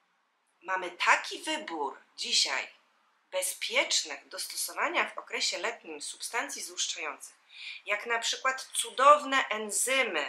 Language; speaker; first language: Polish; native; Polish